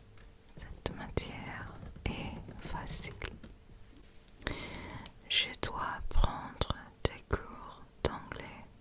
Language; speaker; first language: French; non-native, learner; English